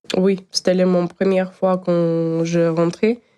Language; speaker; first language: French; non-native, learner; Ukrainian